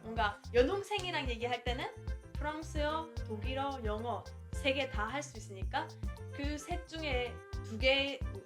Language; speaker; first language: Korean; non-native, fluent; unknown